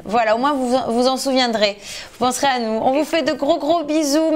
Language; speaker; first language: French; native; French